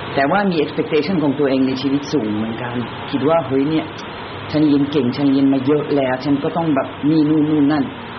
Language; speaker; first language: Thai; non-native, fluent; French